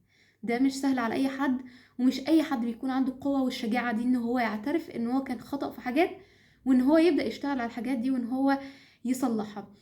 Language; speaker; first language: Arabic; native; Arabic